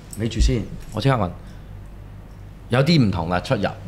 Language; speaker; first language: Cantonese; native; Cantonese